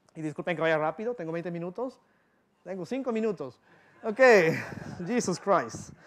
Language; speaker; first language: Spanish; early bilingual, other home language; English